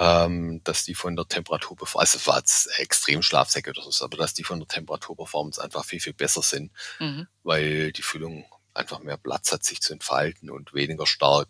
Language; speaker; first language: German; native; German